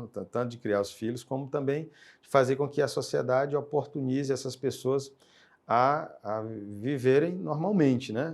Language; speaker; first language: Portuguese; native; Portuguese